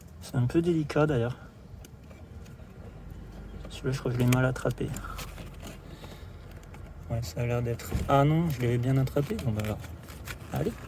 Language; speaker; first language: French; native; French